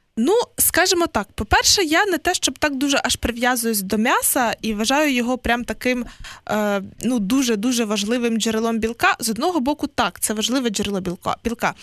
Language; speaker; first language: Ukrainian; native; Ukrainian